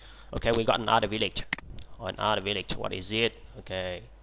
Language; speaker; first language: English; non-native, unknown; Vietnamese